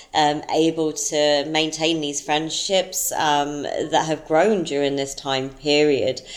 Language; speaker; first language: English; native; English